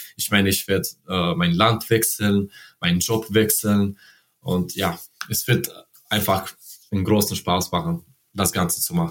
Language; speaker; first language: German; non-native, learner; Serbian